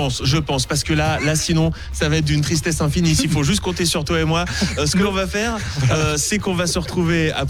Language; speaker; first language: French; native; French